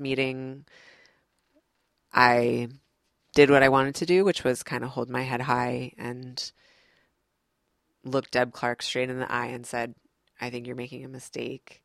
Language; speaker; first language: English; native; English